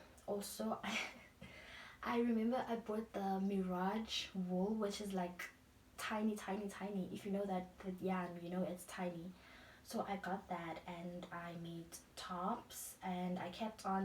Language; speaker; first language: English; non-native, local second language; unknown